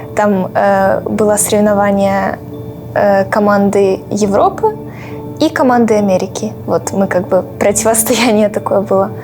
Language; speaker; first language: Russian; native; Russian